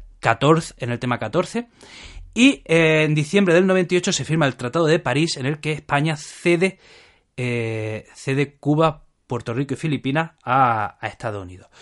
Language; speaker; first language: Spanish; native; Spanish